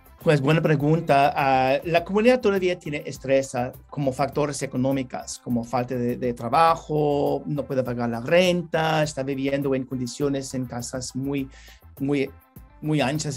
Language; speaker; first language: Spanish; non-native, learner; English